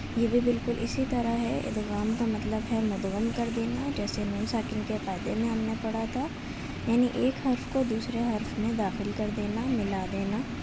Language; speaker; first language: Urdu; native; Urdu